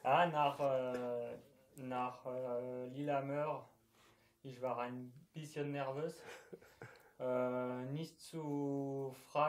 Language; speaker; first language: German; non-native, learner; French